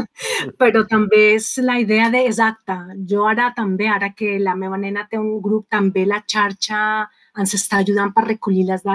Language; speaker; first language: Catalan; non-native, fluent; Spanish